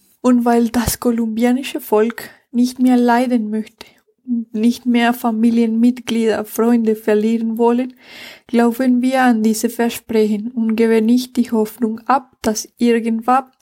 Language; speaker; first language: German; non-native, fluent; Spanish